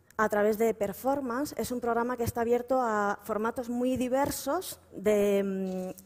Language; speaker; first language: Spanish; native; Spanish